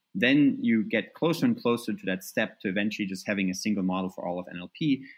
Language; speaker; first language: English; non-native, fluent; German